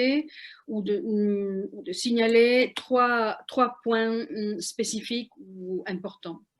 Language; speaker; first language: French; non-native, fluent; Spanish